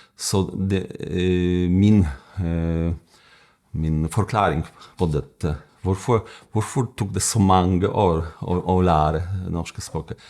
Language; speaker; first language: Norwegian; non-native, fluent; Polish